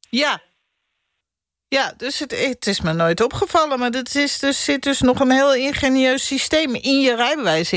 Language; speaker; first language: Dutch; native; Dutch